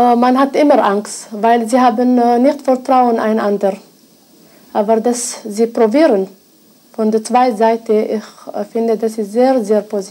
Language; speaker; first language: German; non-native, learner; Hebrew